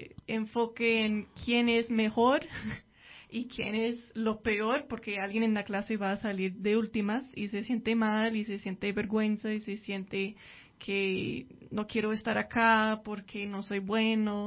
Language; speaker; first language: Spanish; non-native, fluent; English